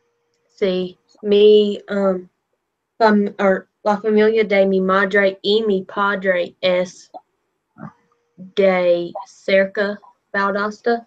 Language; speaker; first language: Spanish; non-native, learner; English